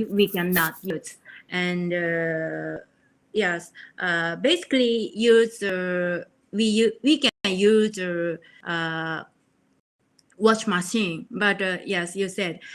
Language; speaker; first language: English; non-native, learner; Japanese